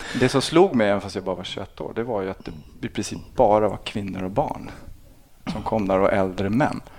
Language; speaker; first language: Swedish; native; Swedish